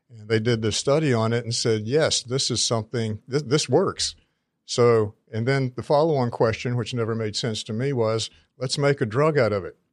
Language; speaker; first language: English; native; English